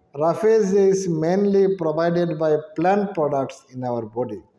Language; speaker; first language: English; non-native, local second language; Bangla